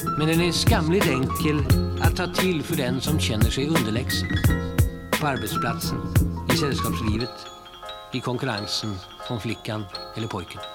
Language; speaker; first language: Swedish; native; Swedish